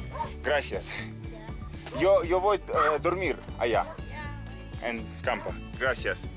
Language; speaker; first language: Spanish; non-native, learner; Russian